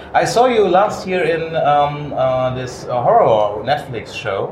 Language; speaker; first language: English; non-native, fluent; German